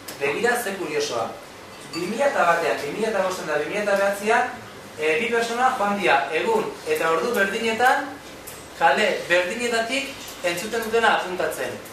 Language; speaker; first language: Basque; native; Basque